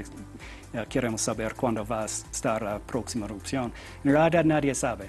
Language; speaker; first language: Spanish; non-native, learner; English